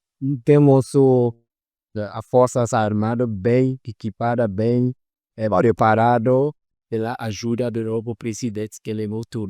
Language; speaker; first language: Portuguese; non-native, fluent; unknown